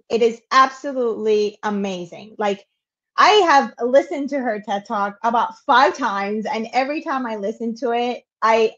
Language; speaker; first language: English; non-native, fluent; Spanish